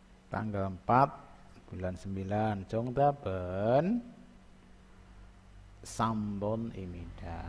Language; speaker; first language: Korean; non-native, fluent; Indonesian